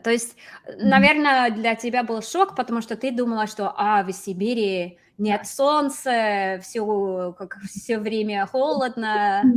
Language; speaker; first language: Russian; non-native, fluent; English